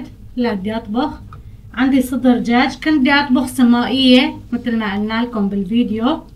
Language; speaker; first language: Arabic; non-native, local second language; Kurdish